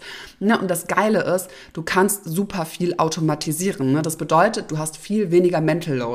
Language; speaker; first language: German; native; German